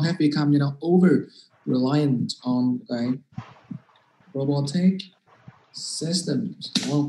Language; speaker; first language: English; non-native, fluent; Vietnamese